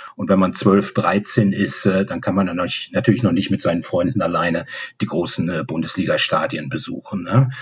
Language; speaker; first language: German; native; German